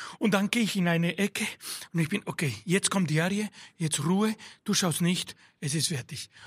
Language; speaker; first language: German; non-native, fluent; Spanish